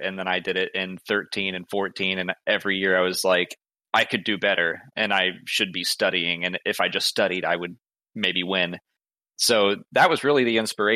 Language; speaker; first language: English; native; English